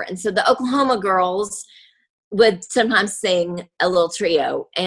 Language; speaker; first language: English; native; English